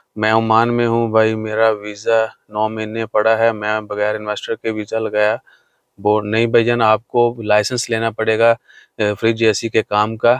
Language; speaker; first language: Urdu; non-native, local second language; Punjabi